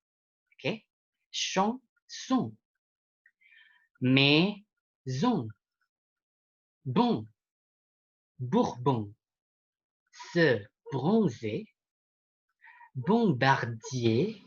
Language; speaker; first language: French; non-native, fluent; Indonesian